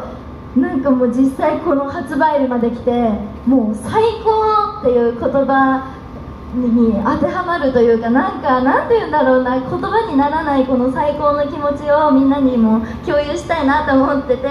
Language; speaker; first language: Japanese; native; Japanese